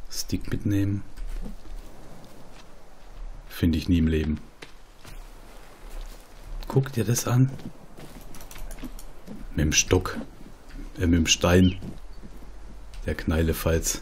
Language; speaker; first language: German; native; German